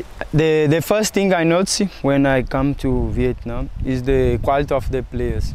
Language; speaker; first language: English; non-native, fluent; Portuguese